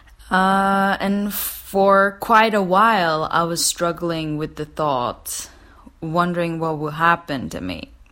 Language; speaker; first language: English; non-native, fluent; Persian